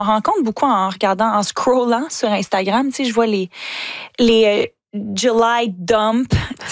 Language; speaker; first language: French; native; French